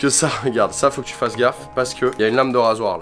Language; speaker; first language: French; native; French